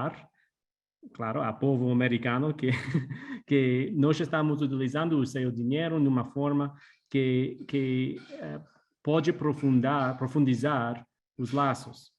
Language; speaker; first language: Portuguese; non-native, fluent; English